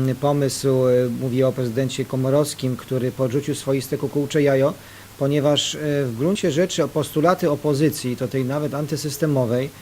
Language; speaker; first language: Polish; native; Polish